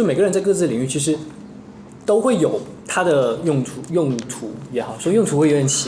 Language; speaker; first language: Chinese; native; Chinese